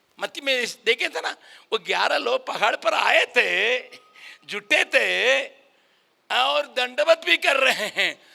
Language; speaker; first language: Hindi; non-native, local second language; Tamil